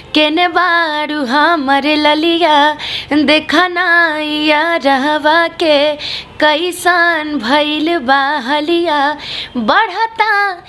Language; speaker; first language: Hindi; native; Hindi